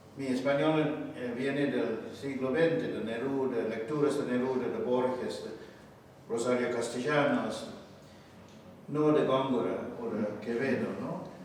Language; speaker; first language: Spanish; non-native, fluent; Tamil